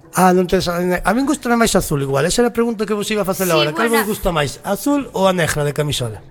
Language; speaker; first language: Galician; native; Galician